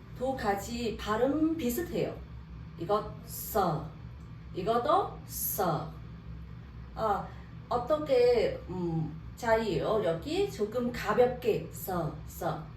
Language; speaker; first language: Korean; non-native, learner; Vietnamese